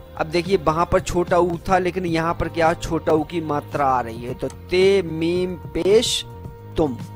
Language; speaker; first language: Hindi; native; Hindi